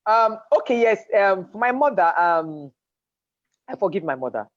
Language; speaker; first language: English; non-native, local second language; Yoruba